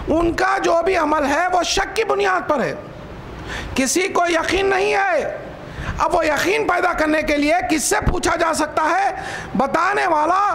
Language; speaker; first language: Urdu; native; Urdu